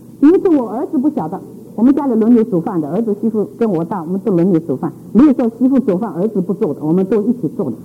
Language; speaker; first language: Chinese; native; Chinese